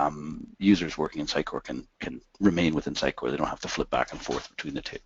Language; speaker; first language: English; native; English